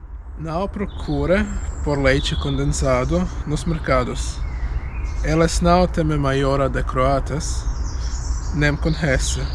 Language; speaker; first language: Portuguese; non-native, learner; Croatian